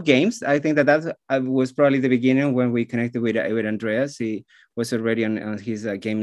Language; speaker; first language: English; non-native, fluent; Spanish